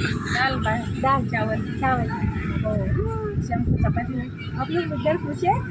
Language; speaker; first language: Hindi; non-native, local second language; Malayalam